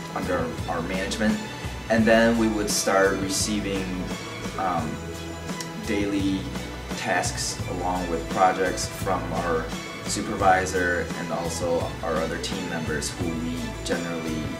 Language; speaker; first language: English; native; English